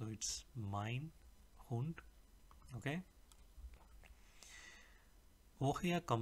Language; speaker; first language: German; non-native, fluent; English